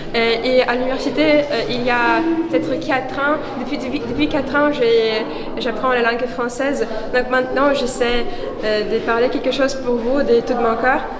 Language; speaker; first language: French; non-native, fluent; Ukrainian